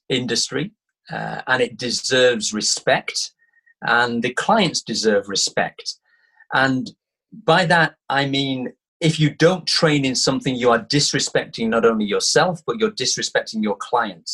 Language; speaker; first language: English; native; English